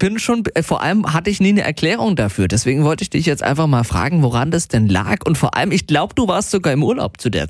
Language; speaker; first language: German; native; German